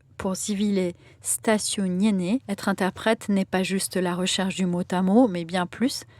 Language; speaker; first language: French; native; French